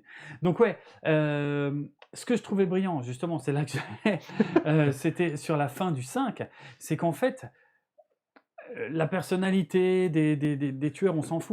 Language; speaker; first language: French; native; French